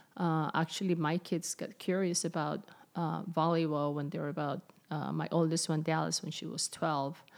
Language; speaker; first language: English; non-native, fluent; Spanish